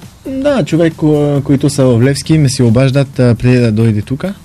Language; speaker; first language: Bulgarian; non-native, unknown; French